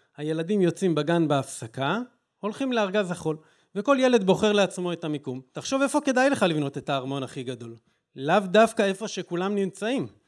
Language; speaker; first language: Hebrew; native; Hebrew